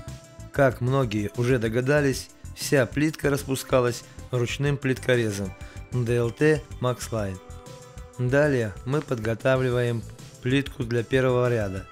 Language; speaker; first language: Russian; native; Russian